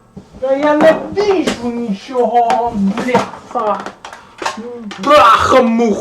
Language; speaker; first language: Russian; non-native, learner; English